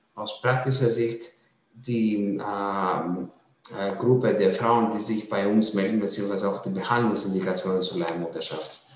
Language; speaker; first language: German; non-native, fluent; Greek